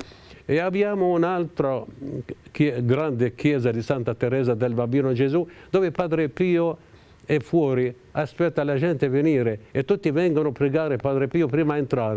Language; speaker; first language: Italian; non-native, fluent; Arabic